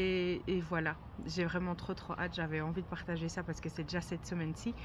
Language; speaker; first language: French; native; French